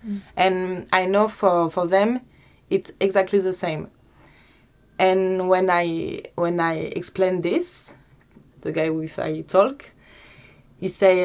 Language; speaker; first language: English; non-native, learner; French